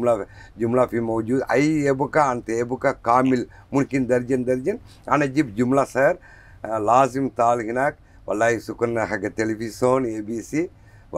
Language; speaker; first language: Arabic; non-native, learner; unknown